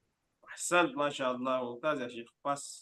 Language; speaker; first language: Arabic; non-native, fluent; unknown